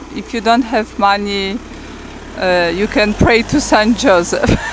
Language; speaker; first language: English; non-native, learner; Polish